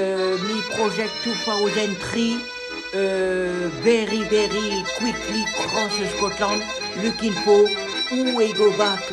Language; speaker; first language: English; non-native, learner; French